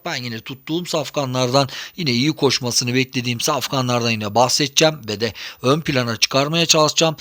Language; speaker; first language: Turkish; native; Turkish